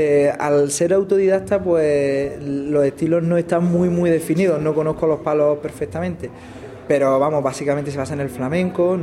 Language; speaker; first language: Spanish; native; Spanish